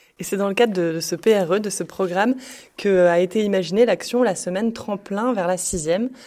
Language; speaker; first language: French; native; French